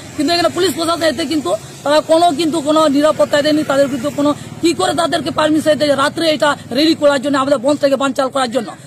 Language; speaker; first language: Bangla; non-native, local second language; Santali